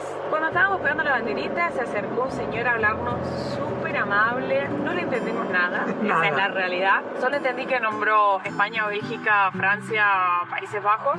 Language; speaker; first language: Spanish; native; Spanish